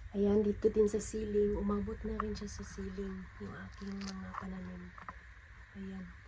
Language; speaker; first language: Filipino; native; Filipino